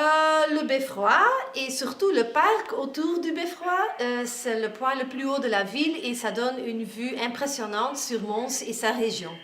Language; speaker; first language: French; non-native, learner; Dutch